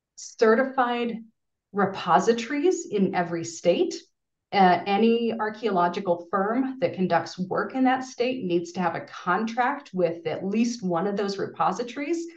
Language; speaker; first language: English; native; English